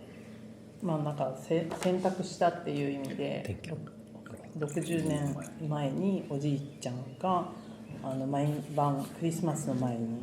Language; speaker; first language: Japanese; native; Japanese